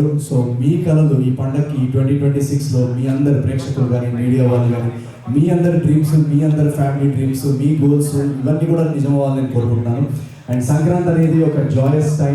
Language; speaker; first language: Telugu; native; Telugu